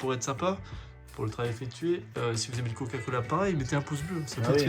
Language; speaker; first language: French; native; French